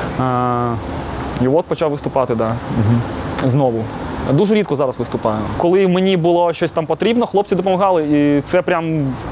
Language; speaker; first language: Ukrainian; non-native, local second language; Russian